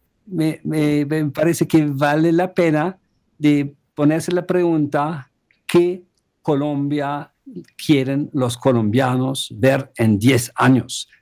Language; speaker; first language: Spanish; non-native, fluent; German